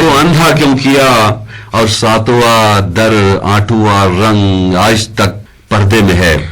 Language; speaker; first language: Urdu; non-native, local second language; Shina